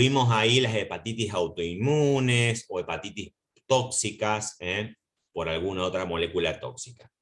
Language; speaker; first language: Spanish; native; Spanish